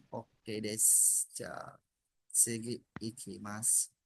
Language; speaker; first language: Japanese; non-native, fluent; Malay